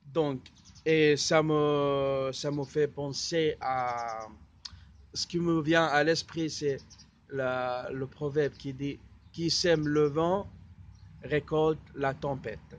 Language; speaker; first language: French; non-native, fluent; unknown